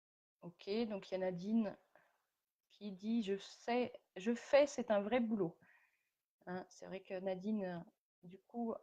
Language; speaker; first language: French; native; French